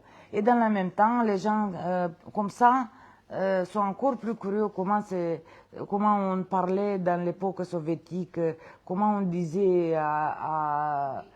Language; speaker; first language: French; non-native, fluent; Romanian